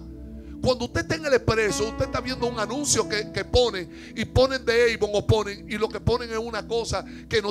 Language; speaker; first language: Spanish; native; Spanish